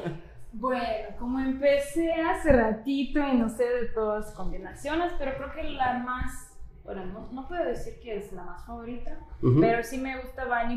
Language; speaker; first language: Spanish; non-native, fluent; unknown